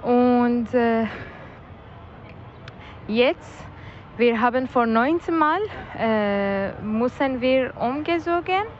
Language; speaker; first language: German; non-native, learner; Persian